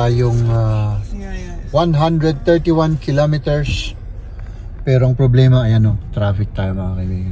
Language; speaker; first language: Filipino; native; Filipino